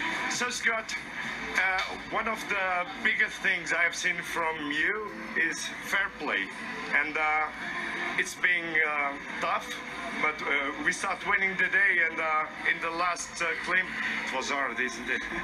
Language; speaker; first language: English; non-native, learner; Portuguese